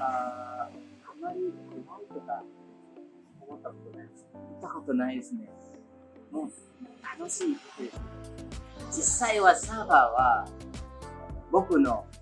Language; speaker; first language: Japanese; non-native, fluent; Indonesian